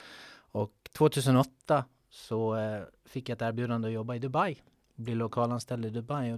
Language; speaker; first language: Swedish; native; Swedish